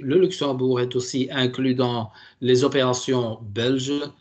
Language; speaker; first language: French; non-native, local second language; Dutch